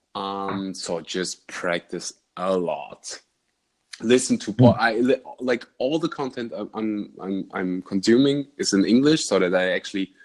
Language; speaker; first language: English; non-native, fluent; German